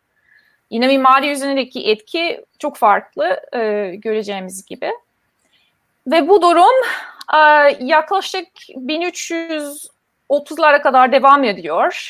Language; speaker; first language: Turkish; non-native, fluent; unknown